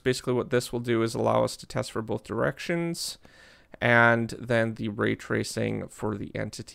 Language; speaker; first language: English; native; English